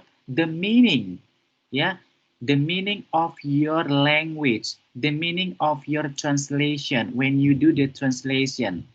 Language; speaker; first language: English; non-native, fluent; Indonesian